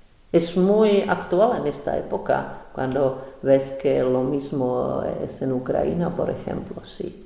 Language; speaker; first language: Spanish; non-native, fluent; Czech